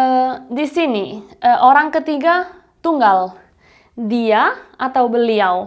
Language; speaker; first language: Indonesian; non-native, fluent; Spanish